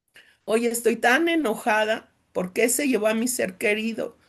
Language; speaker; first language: Spanish; native; Spanish